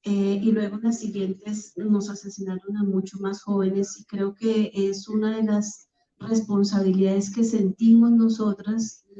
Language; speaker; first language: Spanish; native; Spanish